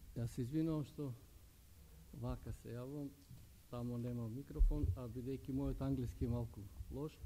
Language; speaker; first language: Macedonian; early bilingual, heritage; Macedonian